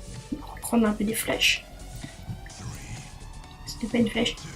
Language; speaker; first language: French; native; French